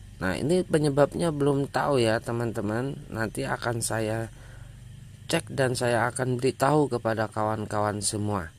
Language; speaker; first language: Indonesian; native; Indonesian